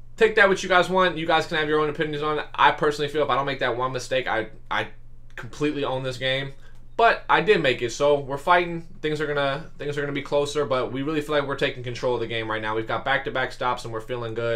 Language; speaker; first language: English; native; English